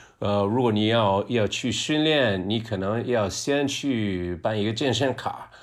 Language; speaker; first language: Chinese; non-native, fluent; English